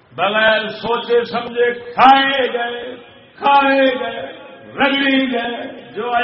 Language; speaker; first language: Urdu; non-native, local second language; Punjabi